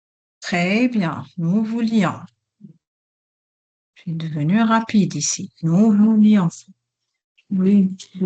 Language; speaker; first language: French; non-native, local second language; Arabic